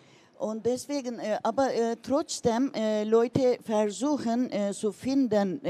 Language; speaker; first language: German; non-native, learner; Turkish